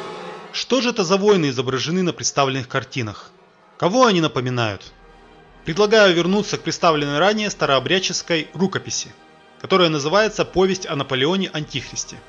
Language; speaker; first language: Russian; native; Russian